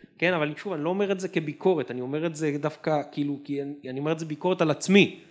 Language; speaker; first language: Hebrew; native; Hebrew